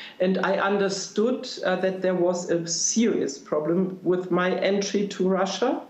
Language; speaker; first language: English; non-native, fluent; German